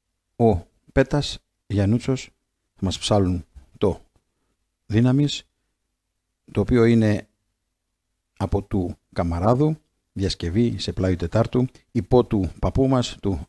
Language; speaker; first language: Greek; native; Greek